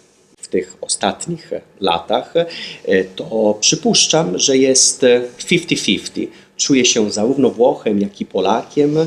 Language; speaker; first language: Polish; non-native, fluent; Italian